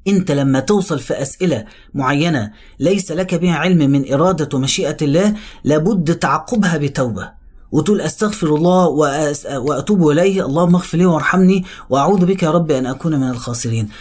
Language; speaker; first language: Arabic; native; Arabic